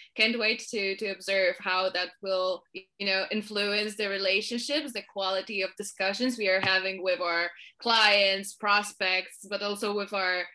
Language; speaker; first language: English; non-native, fluent; Polish